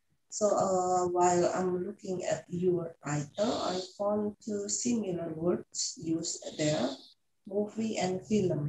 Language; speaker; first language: English; non-native, fluent; Indonesian